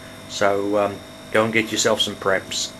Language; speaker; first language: English; native; English